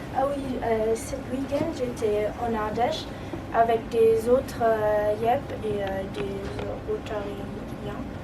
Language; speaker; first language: French; non-native, learner; German